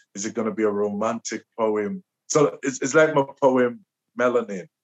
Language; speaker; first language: English; native; English